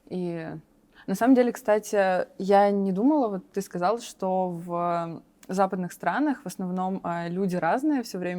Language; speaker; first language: Russian; native; Russian